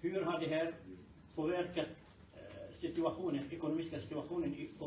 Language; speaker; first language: Swedish; non-native, fluent; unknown